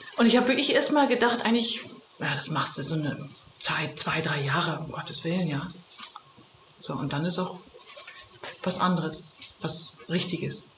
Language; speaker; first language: German; native; German